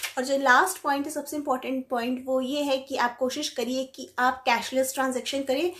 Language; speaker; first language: Hindi; native; Hindi